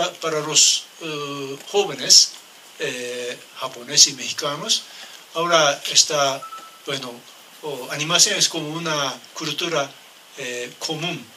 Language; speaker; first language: Spanish; non-native, learner; Japanese